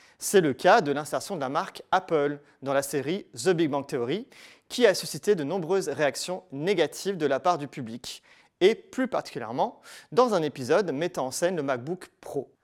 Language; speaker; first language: French; native; French